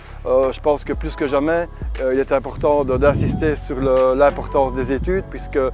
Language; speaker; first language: French; native; French